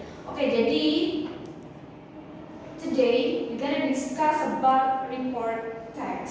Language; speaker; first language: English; non-native, learner; Indonesian